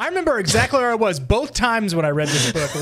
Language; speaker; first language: English; native; English